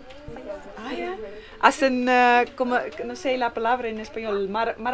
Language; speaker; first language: Spanish; non-native, learner; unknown